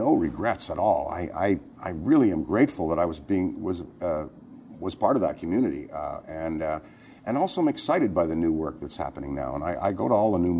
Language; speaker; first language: English; native; English